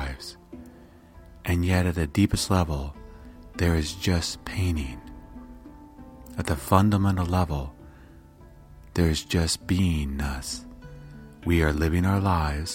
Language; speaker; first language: English; native; English